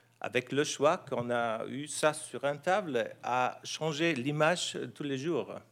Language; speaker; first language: French; non-native, fluent; German